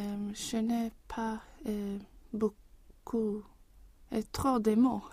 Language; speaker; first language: French; non-native, learner; Swedish